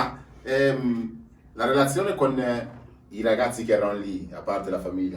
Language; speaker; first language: Italian; native; Italian